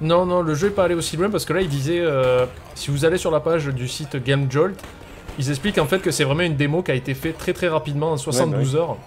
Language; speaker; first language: French; native; French